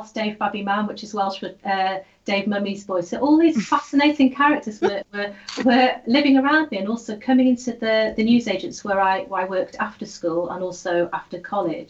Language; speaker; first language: English; native; English